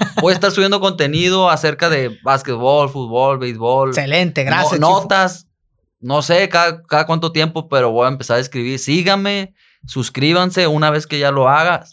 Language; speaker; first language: Spanish; native; Spanish